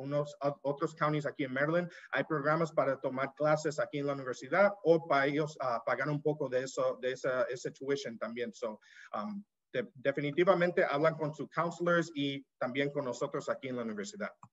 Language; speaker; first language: Spanish; early bilingual, heritage; Spanish